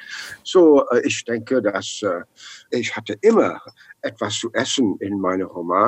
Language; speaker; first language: German; non-native, learner; English